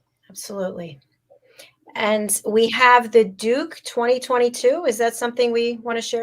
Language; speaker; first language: English; native; English